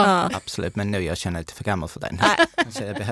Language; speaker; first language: Swedish; non-native, learner; English